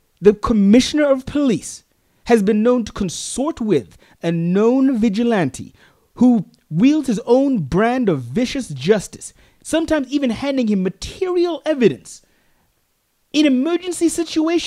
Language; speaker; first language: English; non-native, local second language; Tswana